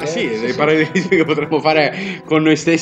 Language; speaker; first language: Italian; native; Italian